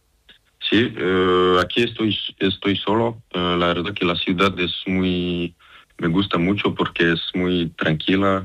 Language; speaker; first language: Spanish; non-native, fluent; French